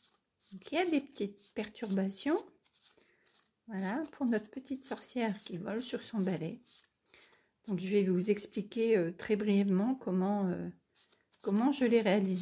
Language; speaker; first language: French; native; French